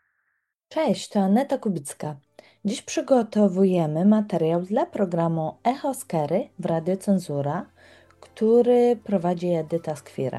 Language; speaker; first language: Polish; native; Polish